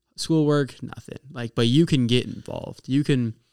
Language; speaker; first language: English; native; English